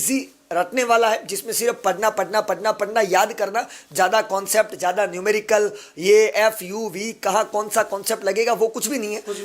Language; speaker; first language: Hindi; native; Hindi